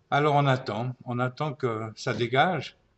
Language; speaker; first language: French; native; French